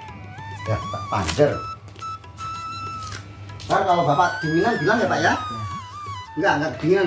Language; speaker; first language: Indonesian; non-native, local second language; Javanese